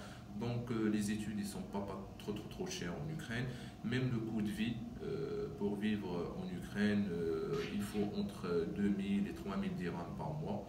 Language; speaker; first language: French; non-native, local second language; Arabic